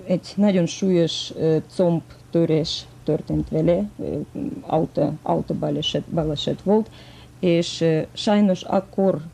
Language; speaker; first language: Hungarian; non-native, fluent; Russian